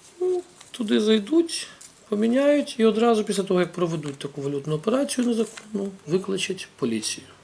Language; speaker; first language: Ukrainian; native; Ukrainian